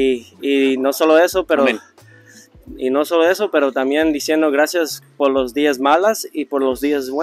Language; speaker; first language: Spanish; early bilingual, heritage; Spanish